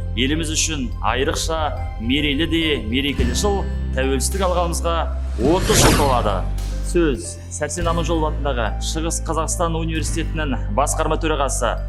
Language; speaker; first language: Kazakh; native; Kazakh